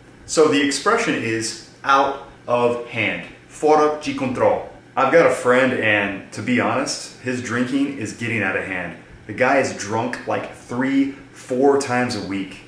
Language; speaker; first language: English; native; English